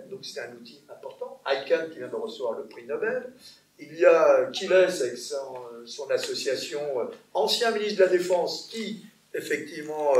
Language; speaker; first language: French; native; French